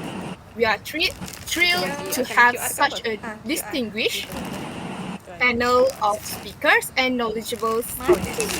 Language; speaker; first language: English; non-native, local second language; Malay